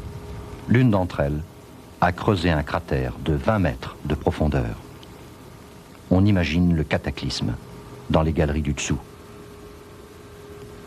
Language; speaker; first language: French; native; French